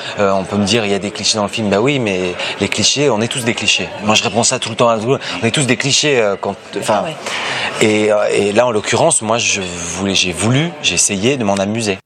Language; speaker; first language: French; early bilingual, other home language; Portuguese